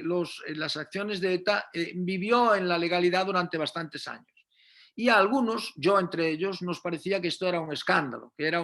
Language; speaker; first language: Spanish; native; Spanish